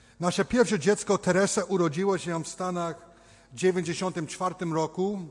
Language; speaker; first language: Polish; early bilingual, heritage; Polish